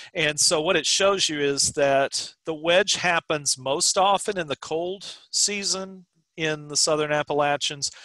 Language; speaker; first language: English; native; English